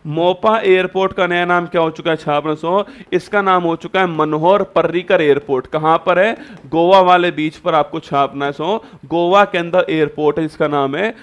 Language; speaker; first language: Hindi; native; Hindi